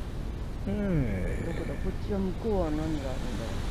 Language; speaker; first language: Japanese; native; Japanese